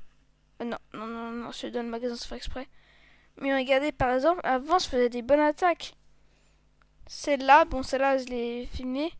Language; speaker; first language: French; native; French